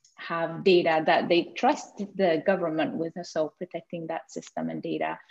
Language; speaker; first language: English; non-native, fluent; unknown